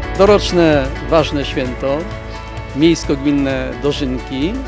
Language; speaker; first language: Polish; native; Polish